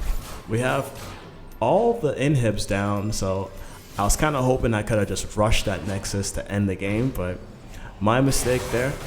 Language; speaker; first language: English; native; English